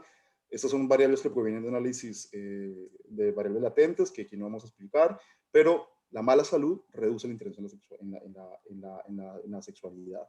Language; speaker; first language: Spanish; native; Spanish